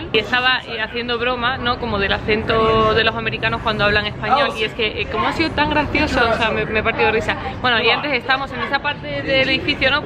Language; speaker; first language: Spanish; native; Spanish